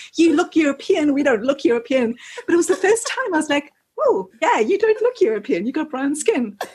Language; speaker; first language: English; native; English